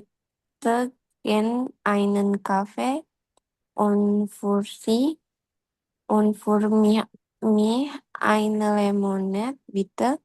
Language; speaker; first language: German; non-native, learner; Indonesian